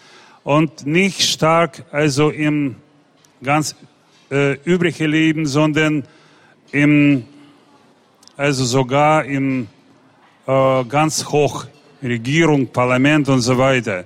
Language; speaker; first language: German; non-native, fluent; Russian